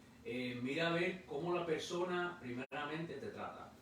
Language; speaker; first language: Spanish; native; Spanish